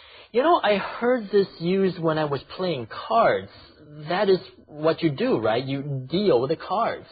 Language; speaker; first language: English; non-native, fluent; Chinese